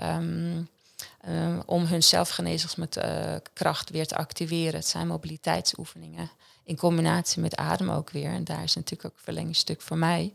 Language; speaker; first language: Dutch; non-native, fluent; Swiss German